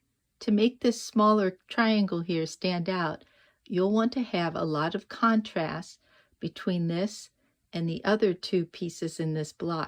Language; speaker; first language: English; native; English